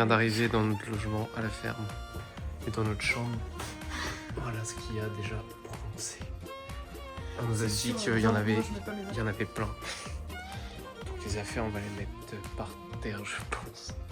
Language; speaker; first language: French; native; French